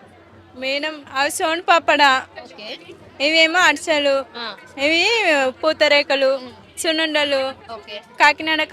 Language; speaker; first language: Telugu; native; Telugu